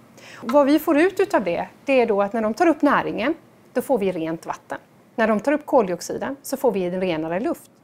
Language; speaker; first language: Swedish; native; Swedish